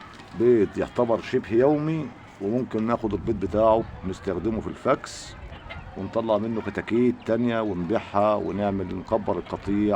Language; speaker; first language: Arabic; native; Arabic